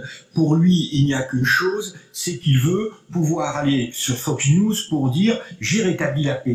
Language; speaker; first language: French; native; French